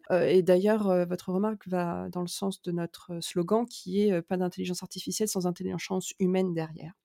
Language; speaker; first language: French; native; French